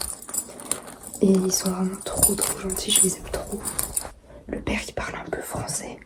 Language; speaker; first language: French; native; French